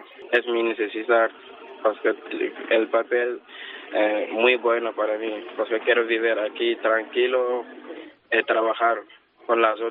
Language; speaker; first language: Spanish; non-native, learner; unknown